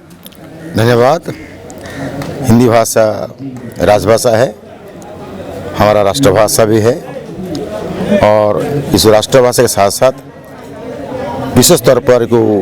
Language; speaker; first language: Hindi; non-native, local second language; Bangla